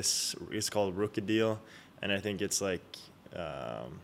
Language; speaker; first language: English; non-native, fluent; Swedish